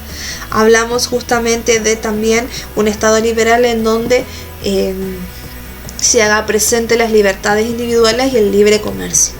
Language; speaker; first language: Spanish; native; Spanish